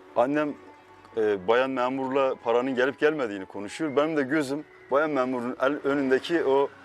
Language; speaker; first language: Turkish; native; Turkish